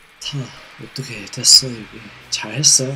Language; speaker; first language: Korean; non-native, learner; English